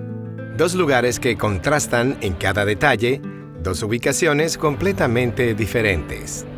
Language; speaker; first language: Spanish; native; Spanish